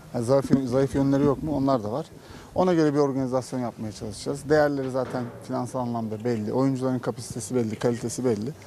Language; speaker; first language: Turkish; native; Turkish